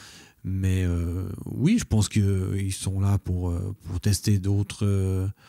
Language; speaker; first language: French; native; French